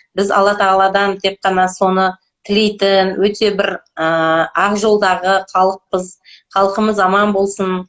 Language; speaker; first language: Kazakh; native; Kazakh